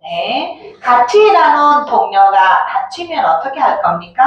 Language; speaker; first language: Korean; non-native, fluent; Nepali